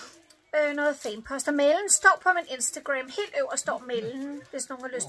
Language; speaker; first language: Danish; native; Danish